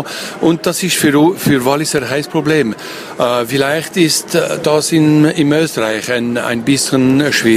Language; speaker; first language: German; non-native, local second language; French